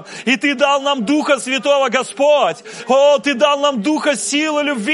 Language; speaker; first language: Russian; native; Russian